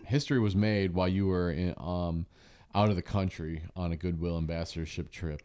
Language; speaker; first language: English; native; English